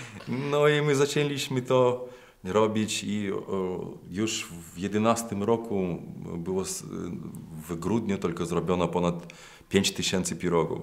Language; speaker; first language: Polish; non-native, fluent; Russian